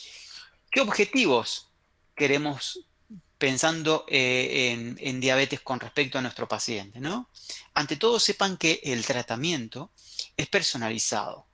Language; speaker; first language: Spanish; native; Spanish